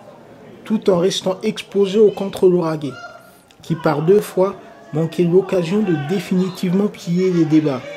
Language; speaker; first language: French; native; French